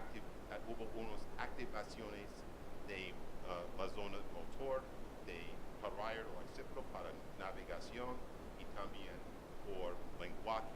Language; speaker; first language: Spanish; non-native, learner; English